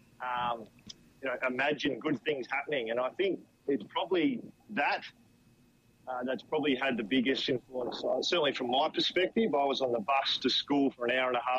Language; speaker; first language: English; native; English